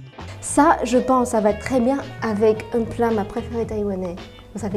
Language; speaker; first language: French; non-native, fluent; Chinese